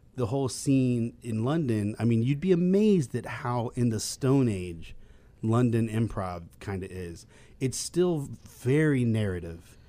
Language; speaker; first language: English; native; English